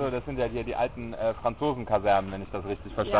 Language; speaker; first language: German; native; German